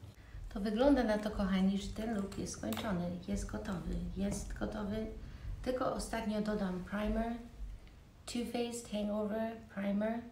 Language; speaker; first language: Polish; early bilingual, heritage; Polish